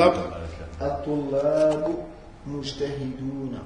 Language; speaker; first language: Arabic; non-native, learner; French